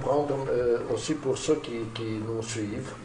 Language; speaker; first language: French; non-native, fluent; Romanian